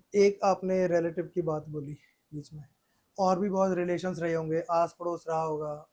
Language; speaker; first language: Hindi; non-native, local second language; Punjabi